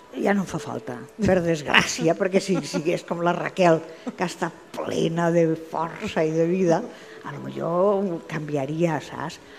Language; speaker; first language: Catalan; non-native, local second language; Spanish